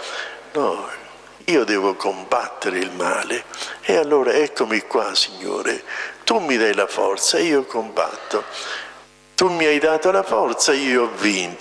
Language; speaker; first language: Italian; native; Italian